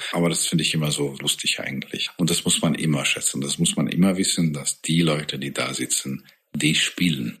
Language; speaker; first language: German; non-native, fluent; Hungarian